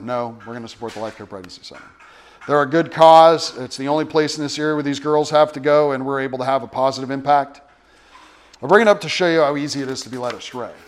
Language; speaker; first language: English; native; English